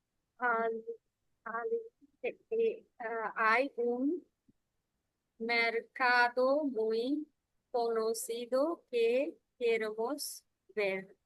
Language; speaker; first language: Spanish; non-native, learner; Bangla